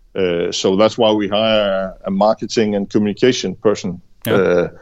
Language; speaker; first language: English; non-native, fluent; Danish